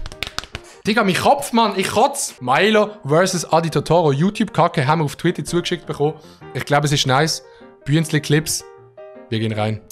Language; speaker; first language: German; native; German